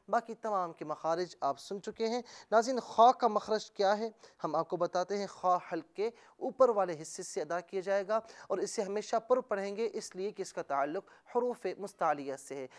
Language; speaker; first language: Urdu; native; Urdu